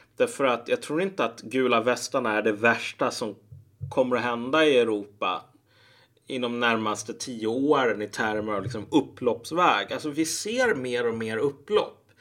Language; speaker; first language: Swedish; native; Swedish